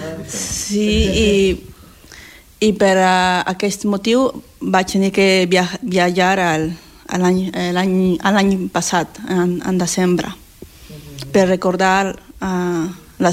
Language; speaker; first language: Catalan; non-native, learner; Spanish